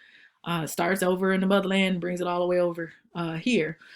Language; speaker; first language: English; native; English